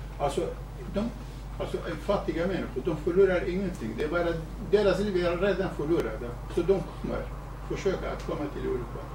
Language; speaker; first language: Swedish; non-native, fluent; Kurdish